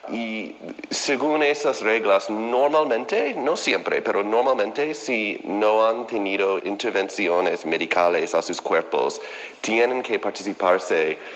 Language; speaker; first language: Spanish; non-native, fluent; English